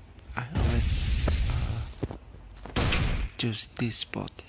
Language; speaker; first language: English; non-native, learner; Indonesian